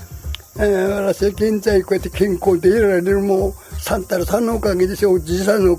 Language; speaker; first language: Japanese; native; Japanese